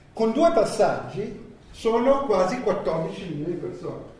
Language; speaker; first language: Italian; native; Italian